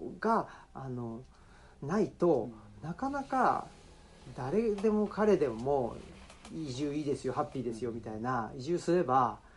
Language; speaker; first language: Japanese; native; Japanese